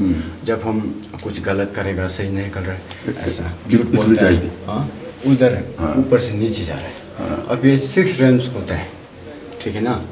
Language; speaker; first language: Hindi; non-native, learner; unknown